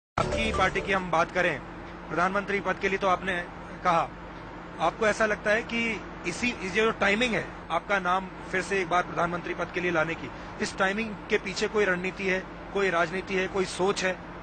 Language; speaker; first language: Hindi; native; Hindi